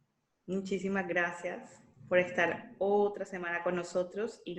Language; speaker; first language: Spanish; native; Spanish